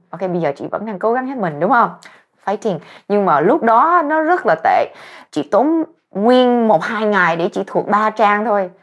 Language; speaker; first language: Vietnamese; early bilingual, heritage; Vietnamese